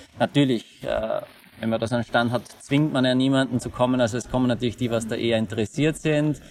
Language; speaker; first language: German; native; German